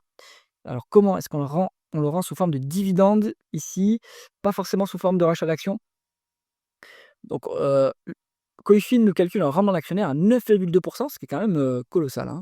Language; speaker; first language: French; native; French